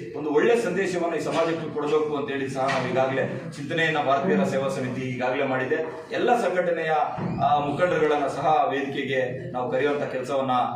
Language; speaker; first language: Kannada; native; Kannada